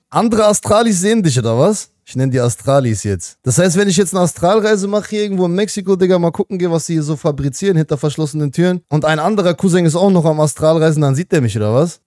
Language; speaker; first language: German; native; German